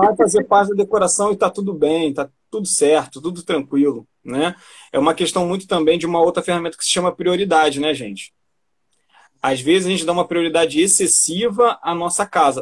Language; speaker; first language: Portuguese; native; Portuguese